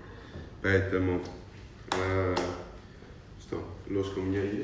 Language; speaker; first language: Russian; non-native, learner; Italian